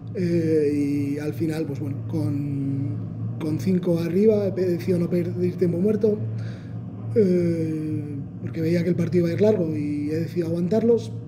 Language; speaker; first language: Spanish; non-native, local second language; Basque